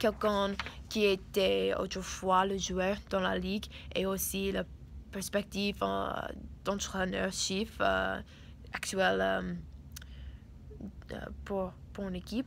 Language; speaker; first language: French; non-native, learner; English